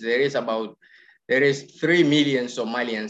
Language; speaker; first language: English; non-native, local second language; Somali